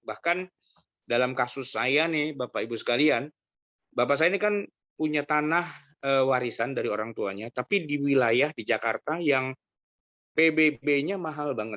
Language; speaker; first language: Indonesian; native; Indonesian